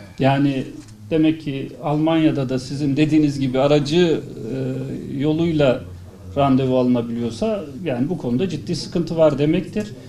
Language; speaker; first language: Turkish; native; Turkish